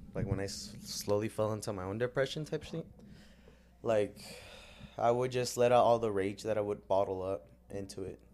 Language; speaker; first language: English; early bilingual, other home language; Spanish